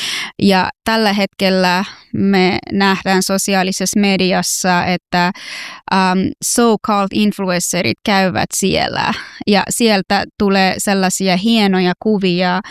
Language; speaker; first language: Finnish; non-native, fluent; Persian